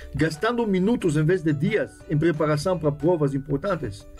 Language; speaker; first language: Portuguese; non-native, fluent; Hebrew